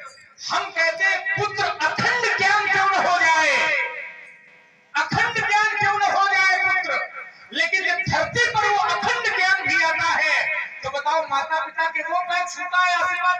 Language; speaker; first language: Hindi; native; Hindi